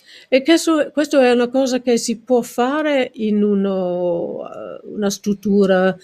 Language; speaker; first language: Italian; non-native, fluent; English